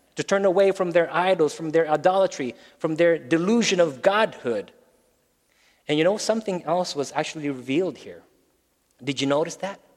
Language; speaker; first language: English; non-native, local second language; Filipino